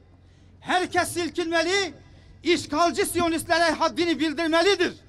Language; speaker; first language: Turkish; native; Turkish